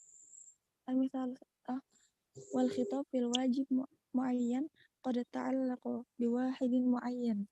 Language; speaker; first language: Arabic; non-native, learner; Indonesian